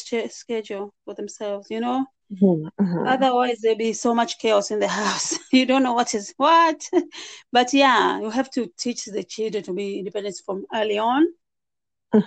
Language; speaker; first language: English; native; English